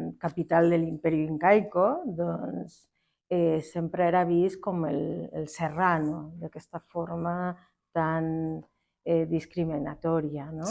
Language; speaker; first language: Catalan; non-native, fluent; Spanish